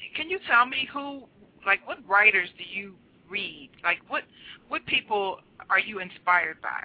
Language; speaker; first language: English; native; English